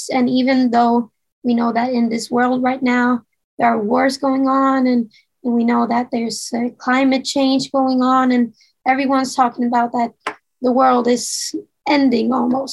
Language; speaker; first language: English; non-native, fluent; Swedish